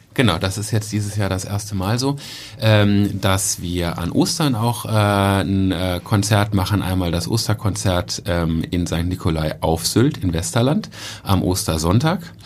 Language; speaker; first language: German; native; German